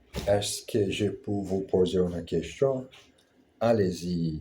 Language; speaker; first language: French; non-native, learner; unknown